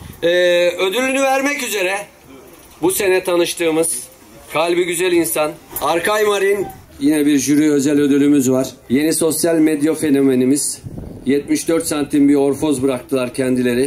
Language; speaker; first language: Turkish; native; Turkish